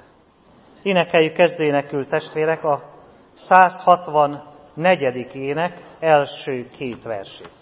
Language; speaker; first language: Hungarian; native; Hungarian